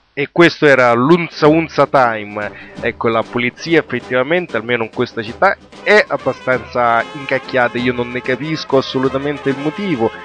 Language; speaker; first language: Italian; native; Italian